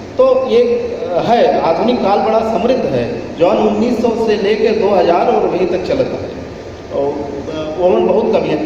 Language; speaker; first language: Hindi; native; Hindi